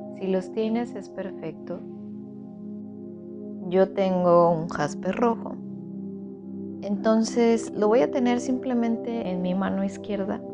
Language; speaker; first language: Spanish; native; Spanish